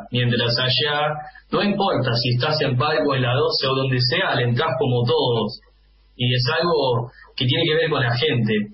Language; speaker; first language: Spanish; non-native, fluent; Dutch